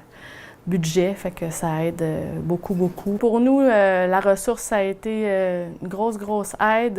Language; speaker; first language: French; native; French